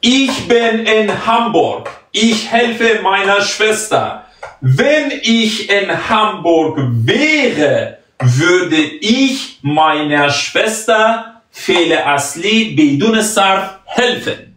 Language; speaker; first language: German; non-native, fluent; Persian